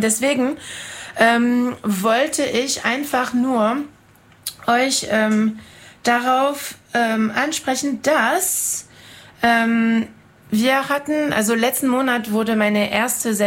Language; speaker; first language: German; non-native, fluent; French